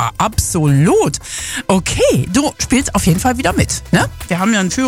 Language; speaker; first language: German; native; German